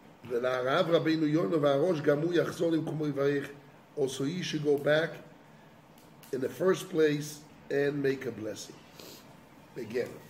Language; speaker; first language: English; non-native, fluent; Hebrew